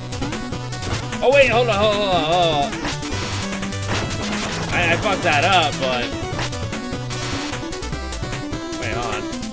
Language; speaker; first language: English; native; English